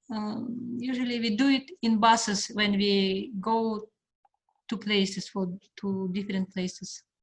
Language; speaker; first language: English; non-native, fluent; Russian